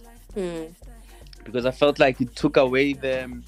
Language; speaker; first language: English; non-native, local second language; Zulu